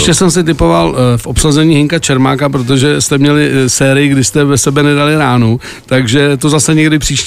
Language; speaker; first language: Czech; native; Czech